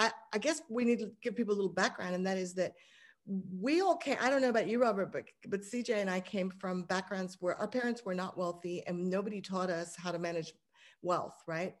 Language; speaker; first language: English; native; English